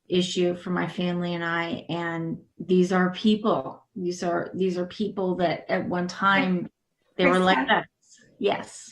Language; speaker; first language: English; native; English